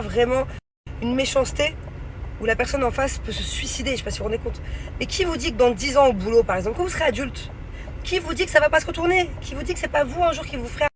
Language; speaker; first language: French; native; French